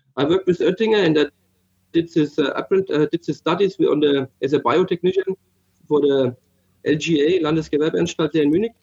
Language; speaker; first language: English; non-native, fluent; German